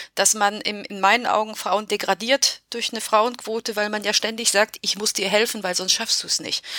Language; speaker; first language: German; early bilingual, other home language; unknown